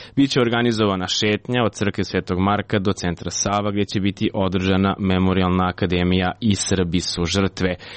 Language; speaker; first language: Serbian; native; Serbian